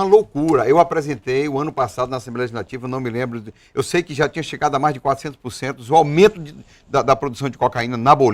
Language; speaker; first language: Portuguese; native; Portuguese